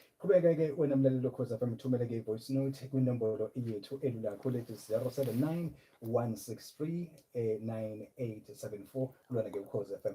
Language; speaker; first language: Zulu; native; Zulu